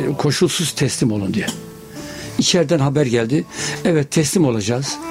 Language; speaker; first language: Turkish; native; Turkish